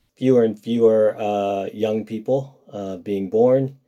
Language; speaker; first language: English; native; English